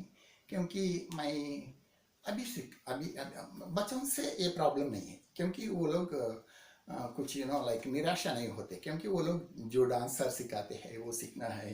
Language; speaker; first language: Hindi; non-native, local second language; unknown